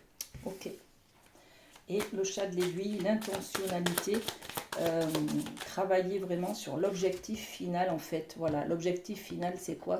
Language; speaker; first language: French; native; French